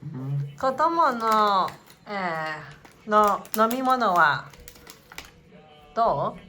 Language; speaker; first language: Japanese; non-native, learner; English